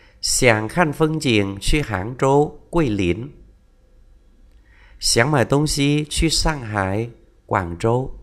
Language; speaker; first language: Chinese; non-native, fluent; Vietnamese